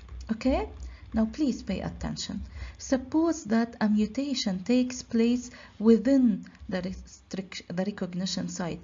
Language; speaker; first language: English; non-native, local second language; Arabic